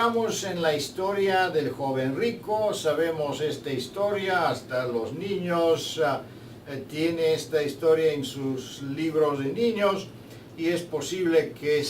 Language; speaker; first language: Spanish; non-native, fluent; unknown